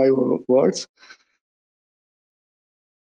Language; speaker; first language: English; non-native, learner; Persian